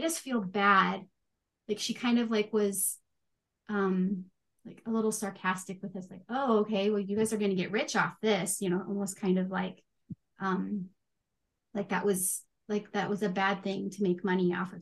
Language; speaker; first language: English; native; English